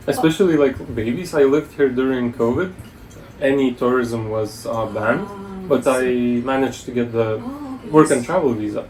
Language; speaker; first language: English; non-native, fluent; Lithuanian